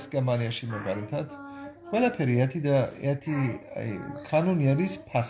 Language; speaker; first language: Georgian; non-native, learner; German